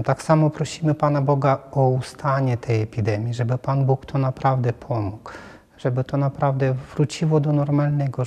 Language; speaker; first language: Polish; non-native, fluent; Ukrainian